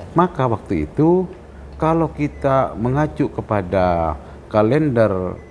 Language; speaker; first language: Indonesian; native; Indonesian